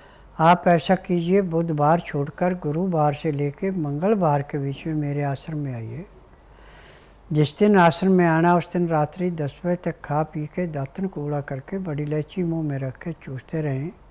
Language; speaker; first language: Hindi; native; Hindi